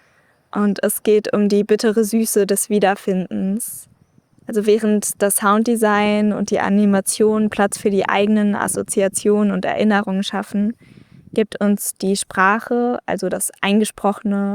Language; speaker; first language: German; native; German